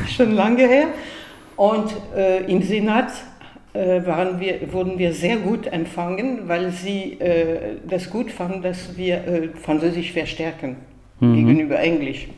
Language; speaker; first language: German; non-native, fluent; French